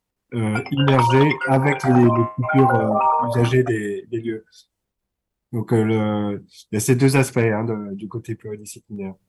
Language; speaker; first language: French; native; French